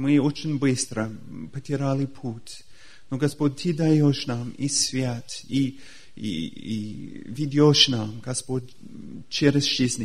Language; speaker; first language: Russian; non-native, fluent; English